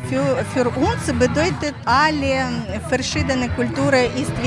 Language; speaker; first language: German; non-native, learner; Ukrainian